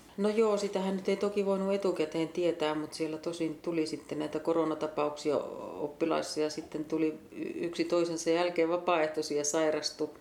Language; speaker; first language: Finnish; native; Finnish